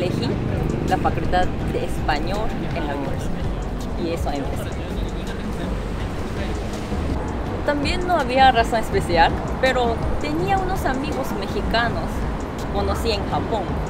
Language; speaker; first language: Spanish; non-native, fluent; Japanese